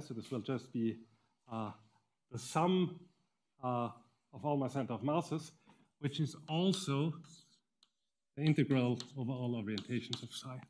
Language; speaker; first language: English; non-native, fluent; German